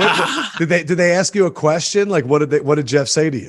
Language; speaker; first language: English; native; English